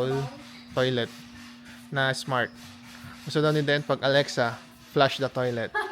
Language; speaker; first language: Filipino; native; Filipino